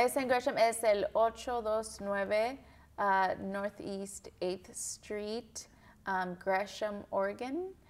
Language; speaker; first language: Spanish; early bilingual, heritage; Spanish